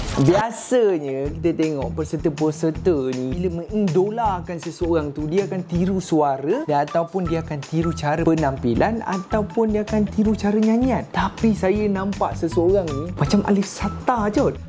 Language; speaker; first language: Malay; native; Malay